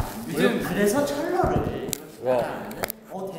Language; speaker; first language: Korean; native; Korean